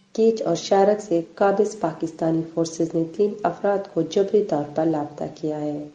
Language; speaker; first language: Urdu; non-native, local second language; Baluchi